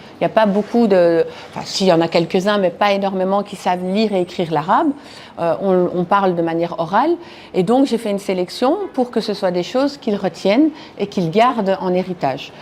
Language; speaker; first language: French; native; French